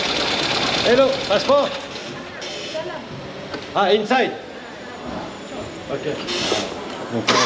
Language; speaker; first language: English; non-native, learner; French